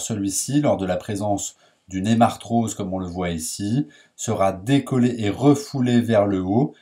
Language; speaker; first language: French; native; French